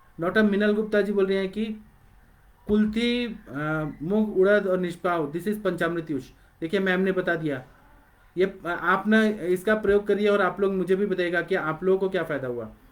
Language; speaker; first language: Hindi; non-native, local second language; Marathi